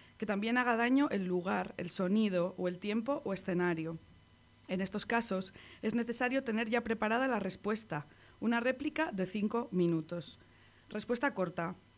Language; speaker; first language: Spanish; native; Spanish